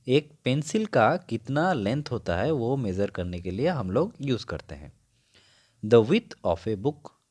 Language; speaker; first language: Hindi; non-native, local second language; Bangla